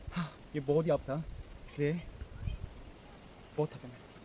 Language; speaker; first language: Hindi; non-native, local second language; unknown